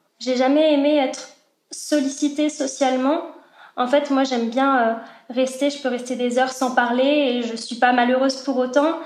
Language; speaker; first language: French; native; French